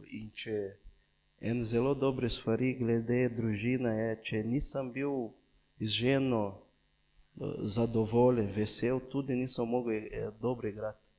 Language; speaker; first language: Slovenian; non-native, fluent; Portuguese